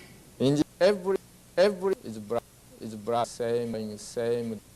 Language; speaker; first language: English; non-native, learner; Japanese